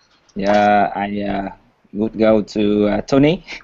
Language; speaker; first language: English; non-native, learner; Vietnamese